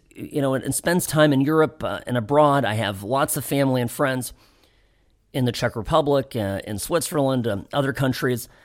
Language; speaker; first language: English; native; English